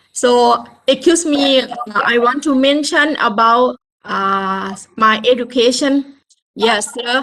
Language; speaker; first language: English; non-native, learner; Thai